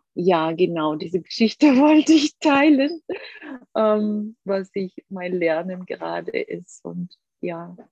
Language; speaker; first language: German; non-native, fluent; Georgian